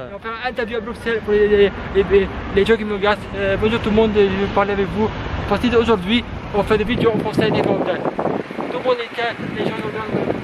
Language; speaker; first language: French; non-native, local second language; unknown